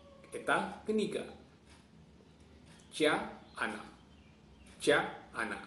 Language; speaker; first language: Indonesian; non-native, local second language; Javanese